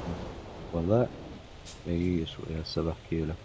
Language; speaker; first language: Arabic; native; Arabic